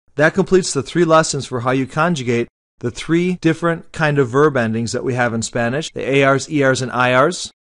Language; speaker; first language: English; native; English